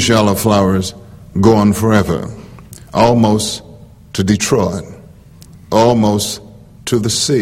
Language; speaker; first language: English; native; English